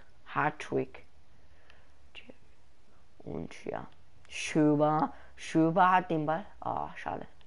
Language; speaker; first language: German; early bilingual, other home language; Persian